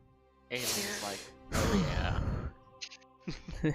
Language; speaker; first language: English; native; English